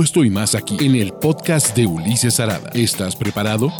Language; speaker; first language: Spanish; native; Spanish